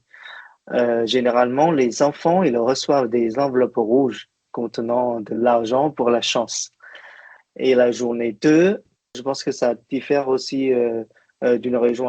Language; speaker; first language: French; non-native, fluent; Chinese